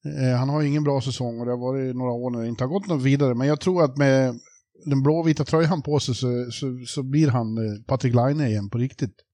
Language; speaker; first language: Swedish; native; Swedish